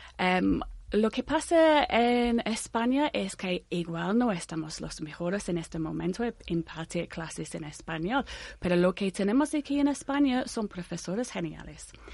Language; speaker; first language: Spanish; non-native, fluent; English